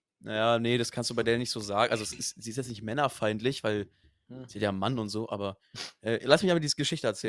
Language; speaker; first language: German; native; German